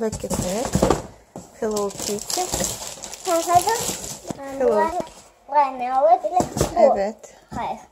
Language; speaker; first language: Turkish; non-native, learner; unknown